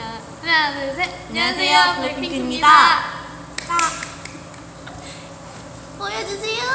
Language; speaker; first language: Korean; non-native, fluent; Thai